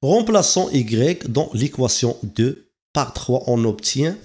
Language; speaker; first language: French; non-native, local second language; Arabic